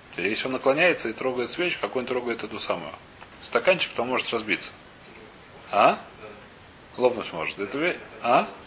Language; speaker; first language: Russian; early bilingual, heritage; Russian